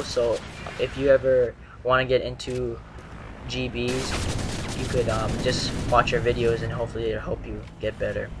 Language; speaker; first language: English; native; English